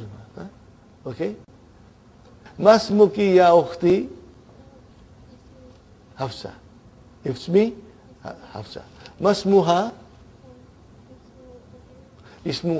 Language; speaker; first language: Arabic; non-native, fluent; Bangla